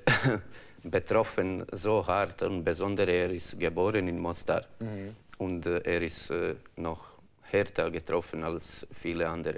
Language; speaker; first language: German; non-native, learner; Croatian